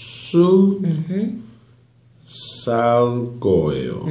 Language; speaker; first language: Korean; non-native, learner; English